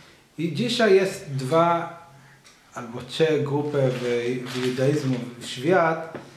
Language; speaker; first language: Polish; non-native, learner; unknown